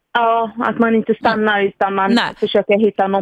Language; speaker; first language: Swedish; non-native, fluent; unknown